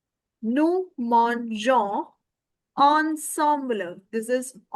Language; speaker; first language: French; non-native, fluent; Hindi